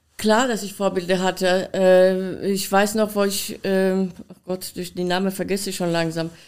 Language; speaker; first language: German; non-native, fluent; Polish